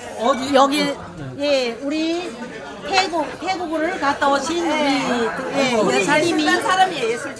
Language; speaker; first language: Korean; early bilingual, heritage; Korean